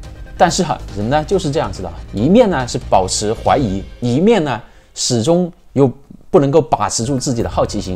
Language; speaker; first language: Chinese; native; Chinese